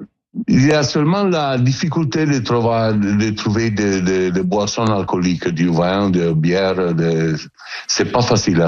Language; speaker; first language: French; non-native, fluent; Italian